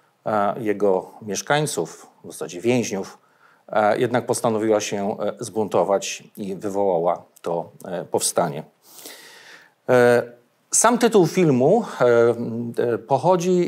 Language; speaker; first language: Polish; native; Polish